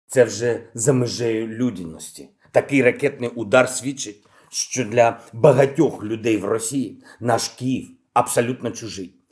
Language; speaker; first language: Ukrainian; non-native, local second language; Russian